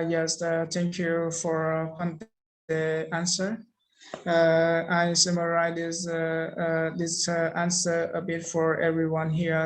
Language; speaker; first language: English; non-native, learner; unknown